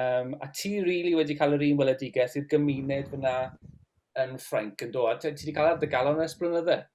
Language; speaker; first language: Welsh; native; Welsh